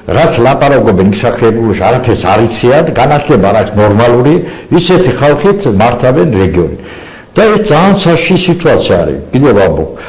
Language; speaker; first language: Georgian; non-native, local second language; Azerbaijani